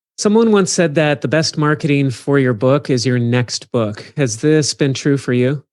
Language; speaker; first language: English; native; English